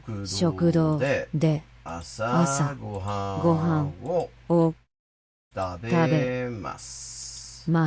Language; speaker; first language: Japanese; non-native, fluent; English